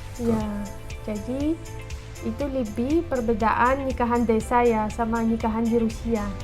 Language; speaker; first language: Indonesian; non-native, fluent; Russian